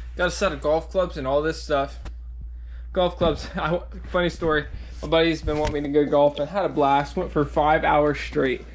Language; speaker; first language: English; native; English